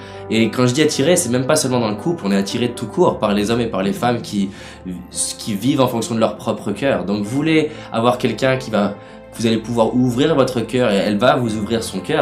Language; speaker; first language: French; native; French